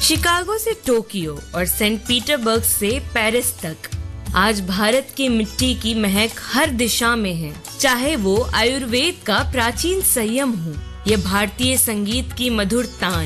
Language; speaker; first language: Hindi; native; Hindi